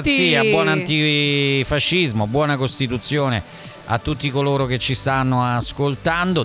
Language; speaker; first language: Italian; native; Italian